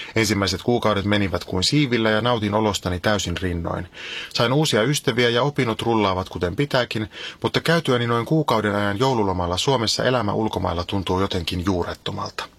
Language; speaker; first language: Finnish; native; Finnish